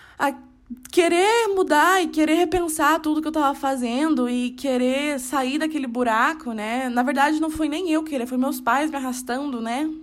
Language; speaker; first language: Portuguese; native; Portuguese